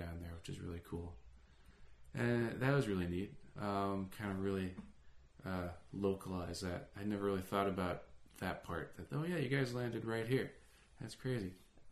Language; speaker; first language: English; native; English